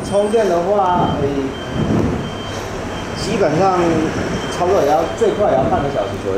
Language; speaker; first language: Chinese; native; Chinese